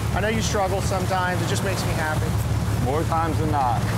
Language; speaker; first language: English; native; English